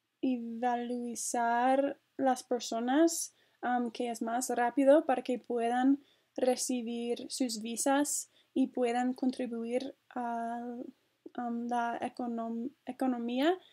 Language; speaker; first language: Spanish; non-native, fluent; English